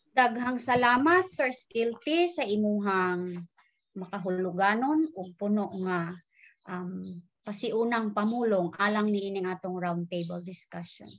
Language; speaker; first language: Cebuano; non-native, local second language; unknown